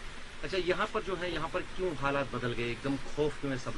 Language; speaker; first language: Hindi; native; Hindi